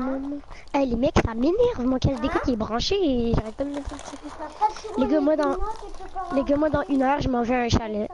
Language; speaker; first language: French; native; French